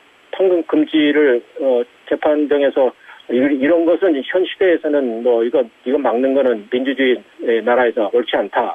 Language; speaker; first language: Korean; native; Korean